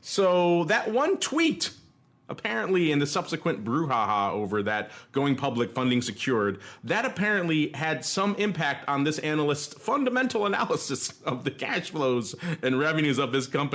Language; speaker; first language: English; native; English